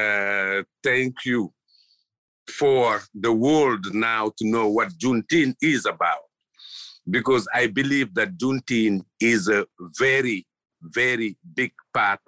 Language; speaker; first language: English; non-native, fluent; Wolof